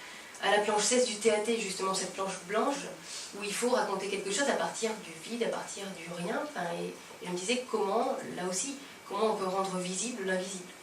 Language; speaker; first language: French; native; French